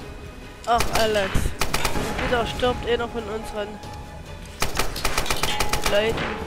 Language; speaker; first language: German; native; German